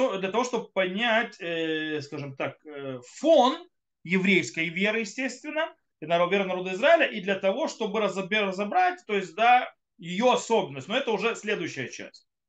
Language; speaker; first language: Russian; early bilingual, heritage; Russian